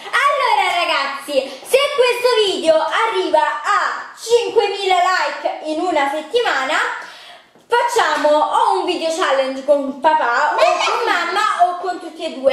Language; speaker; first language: Italian; native; Italian